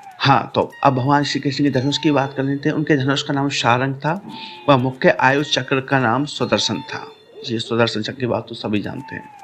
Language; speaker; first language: Hindi; native; Hindi